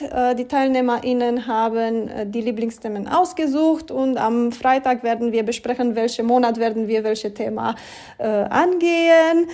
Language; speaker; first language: German; non-native, fluent; Romanian